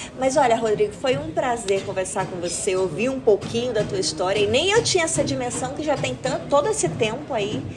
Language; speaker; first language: Portuguese; native; Portuguese